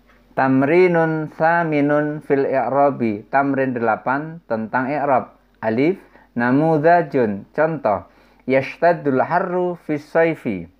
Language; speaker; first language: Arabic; non-native, fluent; Indonesian